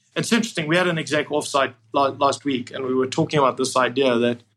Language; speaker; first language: English; native; English